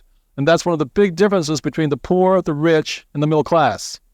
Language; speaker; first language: English; native; English